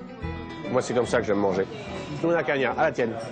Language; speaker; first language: French; native; French